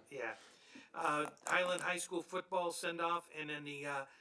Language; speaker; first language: English; native; English